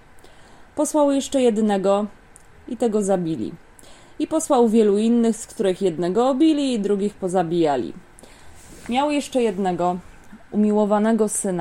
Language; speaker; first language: Polish; native; Polish